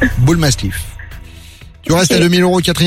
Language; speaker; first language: French; native; French